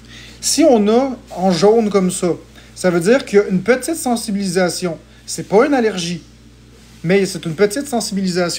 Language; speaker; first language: French; native; French